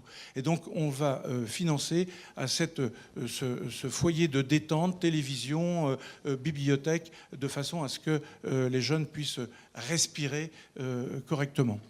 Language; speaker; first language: French; native; French